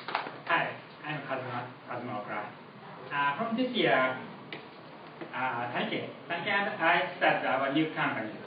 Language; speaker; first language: English; non-native, learner; Japanese